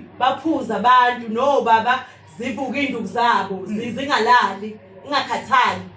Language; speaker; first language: Zulu; native; Zulu